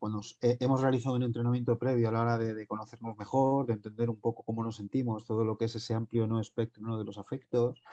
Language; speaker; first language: Spanish; native; Spanish